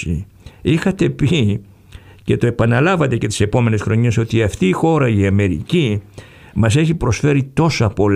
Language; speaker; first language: Greek; native; Greek